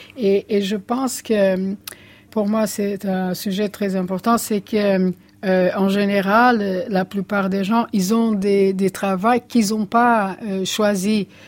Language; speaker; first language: French; non-native, fluent; Portuguese